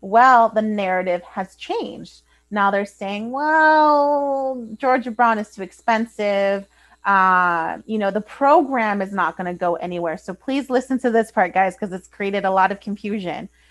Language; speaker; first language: English; early bilingual, other home language; Spanish